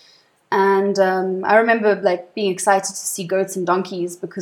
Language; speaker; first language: English; native; English